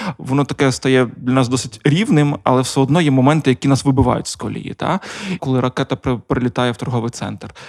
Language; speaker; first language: Ukrainian; non-native, local second language; Russian